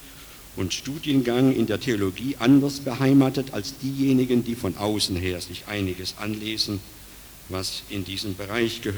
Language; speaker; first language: German; native; German